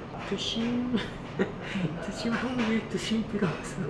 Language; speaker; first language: Korean; non-native, learner; Portuguese